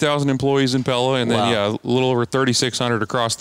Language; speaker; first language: English; native; English